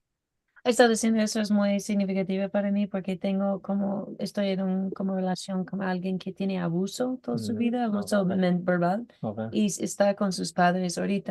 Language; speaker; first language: Spanish; non-native, learner; English